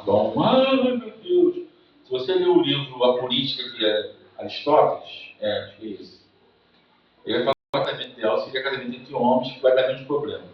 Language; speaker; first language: Portuguese; native; Portuguese